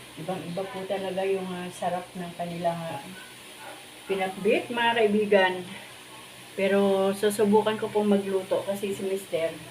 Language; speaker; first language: Filipino; native; Filipino